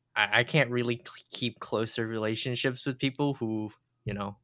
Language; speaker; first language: English; early bilingual, other home language; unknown